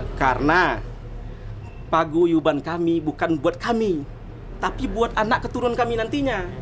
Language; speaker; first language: Indonesian; non-native, local second language; Minangkabau